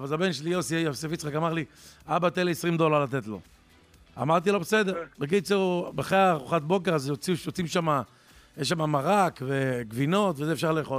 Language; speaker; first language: Hebrew; native; Hebrew